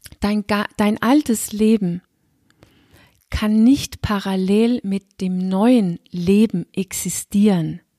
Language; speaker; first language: German; non-native, fluent; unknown